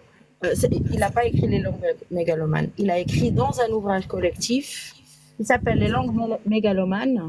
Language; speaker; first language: French; native; French